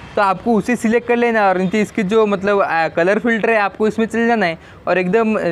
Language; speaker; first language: Hindi; non-native, local second language; Marathi